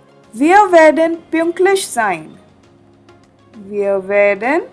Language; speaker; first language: German; non-native, fluent; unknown